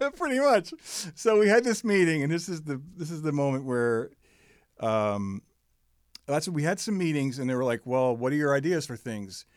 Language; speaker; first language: English; native; English